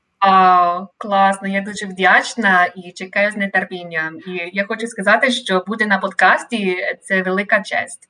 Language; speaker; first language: Ukrainian; non-native, fluent; English